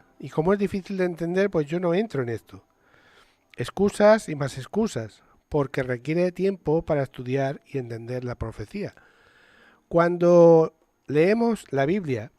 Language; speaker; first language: Spanish; native; Spanish